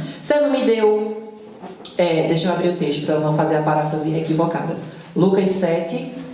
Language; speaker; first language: Portuguese; native; Portuguese